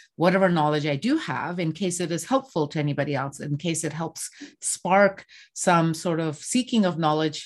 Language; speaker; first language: English; non-native, local second language; Bangla